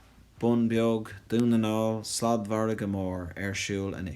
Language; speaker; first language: Irish; non-native, local second language; English